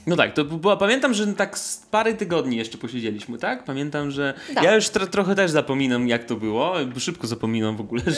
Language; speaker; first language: Polish; non-native, fluent; Russian